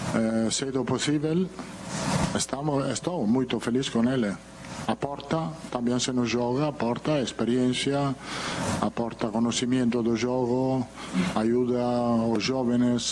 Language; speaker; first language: Portuguese; non-native, fluent; Italian